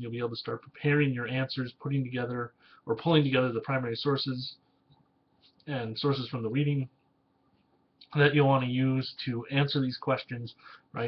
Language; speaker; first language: English; native; English